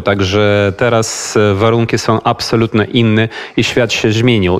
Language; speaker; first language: Polish; non-native, fluent; Ukrainian